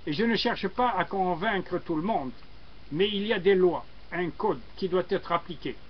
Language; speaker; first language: French; non-native, local second language; Arabic